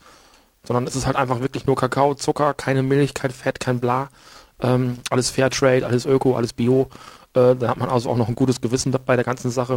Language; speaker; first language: German; native; German